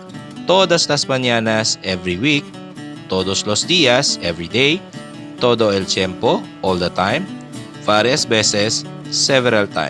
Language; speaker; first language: Spanish; non-native, fluent; Filipino